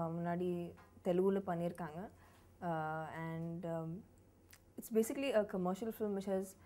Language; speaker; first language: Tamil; non-native, learner; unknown